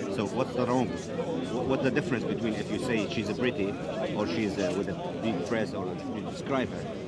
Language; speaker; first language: English; non-native, learner; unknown